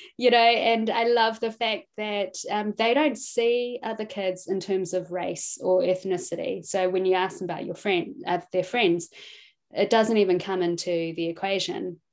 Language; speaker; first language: English; native; English